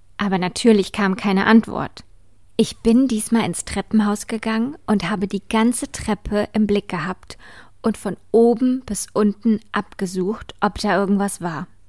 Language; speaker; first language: German; native; German